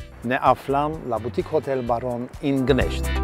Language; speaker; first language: Romanian; non-native, learner; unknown